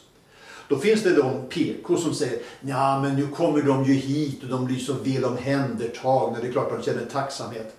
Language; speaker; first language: Swedish; native; Swedish